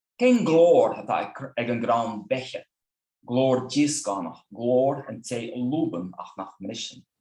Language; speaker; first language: Irish; non-native, fluent; Dutch